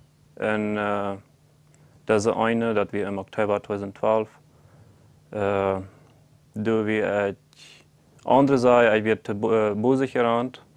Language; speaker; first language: German; non-native, local second language; Plautdietsch